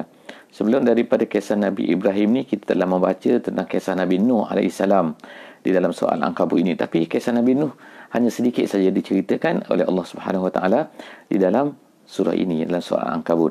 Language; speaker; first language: Malay; native; Malay